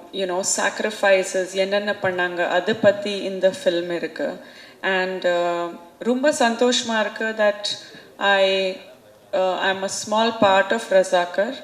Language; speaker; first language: Tamil; non-native, fluent; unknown